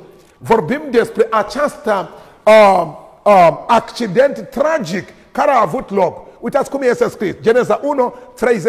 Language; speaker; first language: Romanian; non-native, learner; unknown